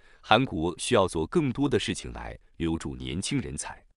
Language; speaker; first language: Chinese; native; Chinese